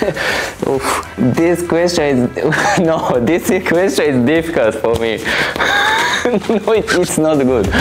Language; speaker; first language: English; non-native, learner; Japanese